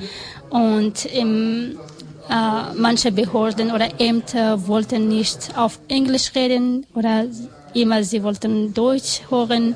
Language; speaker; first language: German; non-native, learner; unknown